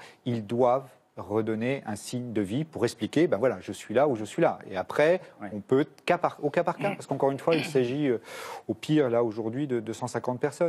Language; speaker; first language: French; native; French